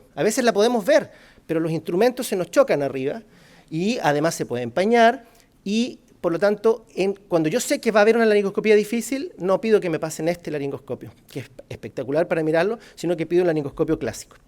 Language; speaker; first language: Spanish; native; Spanish